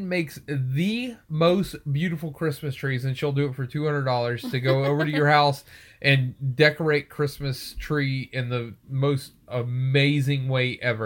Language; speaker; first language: English; native; English